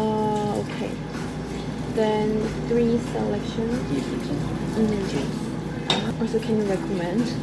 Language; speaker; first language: English; non-native, learner; Korean